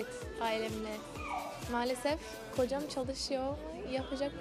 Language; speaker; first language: Turkish; non-native, learner; English